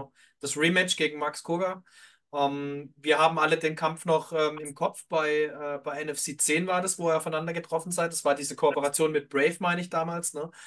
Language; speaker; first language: German; native; German